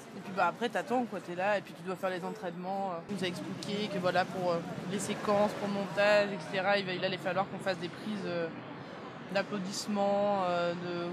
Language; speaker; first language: French; native; French